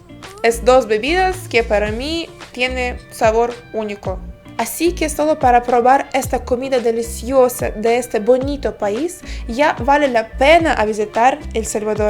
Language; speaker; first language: Spanish; non-native, fluent; Ukrainian